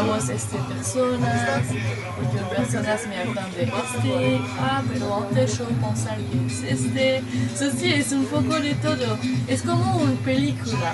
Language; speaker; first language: Spanish; non-native, learner; French